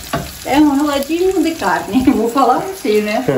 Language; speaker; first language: Portuguese; non-native, fluent; Ukrainian